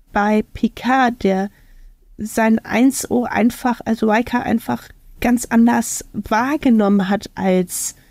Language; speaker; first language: German; native; German